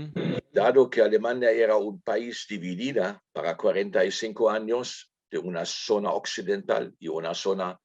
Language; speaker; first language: Spanish; non-native, fluent; German